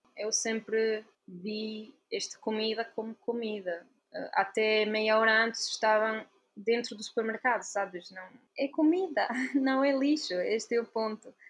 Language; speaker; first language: Portuguese; non-native, fluent; Italian